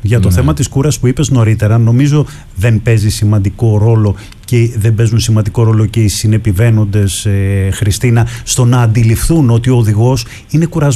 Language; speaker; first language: Greek; native; Greek